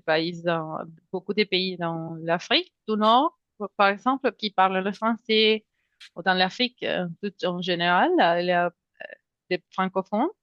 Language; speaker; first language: French; non-native, fluent; Spanish